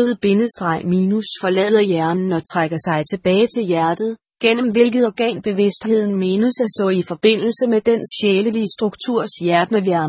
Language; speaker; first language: Danish; native; Danish